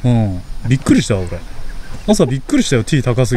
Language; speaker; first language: Japanese; native; Japanese